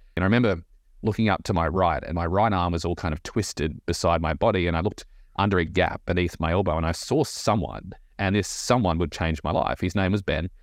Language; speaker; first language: English; native; English